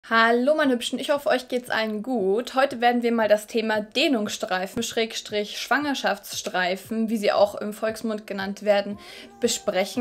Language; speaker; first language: German; native; German